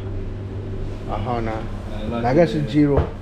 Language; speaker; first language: Chinese; non-native, fluent; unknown